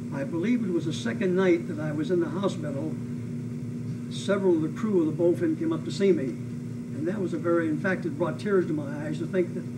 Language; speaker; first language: English; native; English